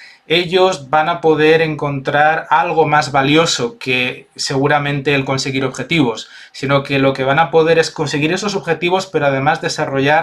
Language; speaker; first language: Spanish; native; Spanish